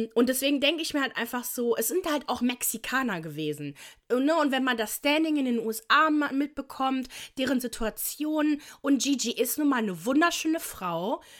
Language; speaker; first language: German; native; German